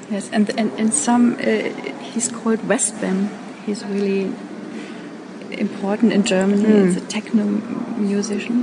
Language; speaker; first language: English; non-native, learner; German